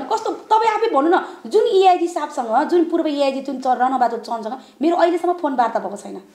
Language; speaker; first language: Nepali; non-native, local second language; Eastern Tamang